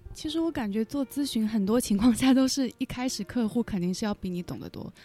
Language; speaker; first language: Chinese; native; Chinese